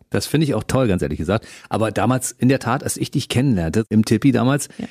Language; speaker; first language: German; native; German